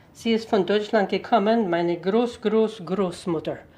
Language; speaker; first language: German; early bilingual, heritage; German